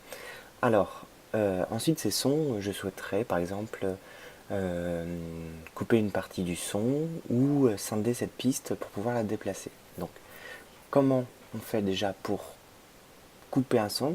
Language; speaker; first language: French; native; French